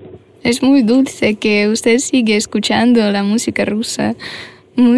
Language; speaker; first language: Spanish; non-native, fluent; Russian